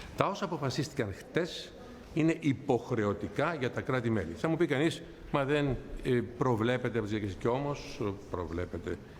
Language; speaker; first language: Greek; native; Greek